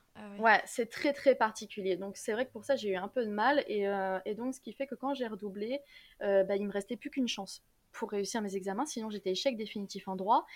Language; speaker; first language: French; native; French